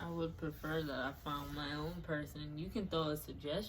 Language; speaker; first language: English; native; English